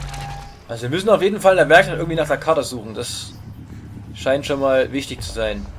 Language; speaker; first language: German; native; German